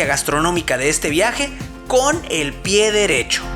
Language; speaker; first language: Spanish; native; Spanish